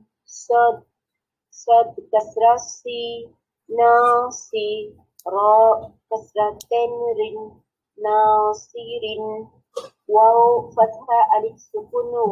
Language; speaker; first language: Arabic; non-native, learner; Bangla